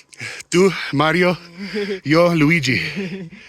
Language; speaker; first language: Spanish; non-native, learner; English